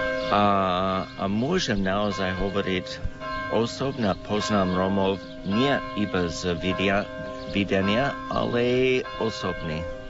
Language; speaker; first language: Slovak; non-native, learner; English